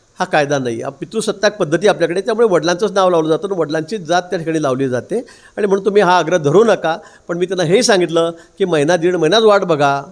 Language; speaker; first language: Marathi; native; Marathi